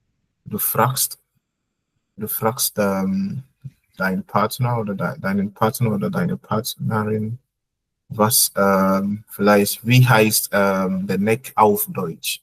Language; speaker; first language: German; non-native, fluent; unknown